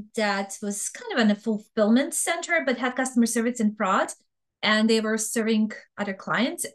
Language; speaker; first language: English; non-native, fluent; Bosnian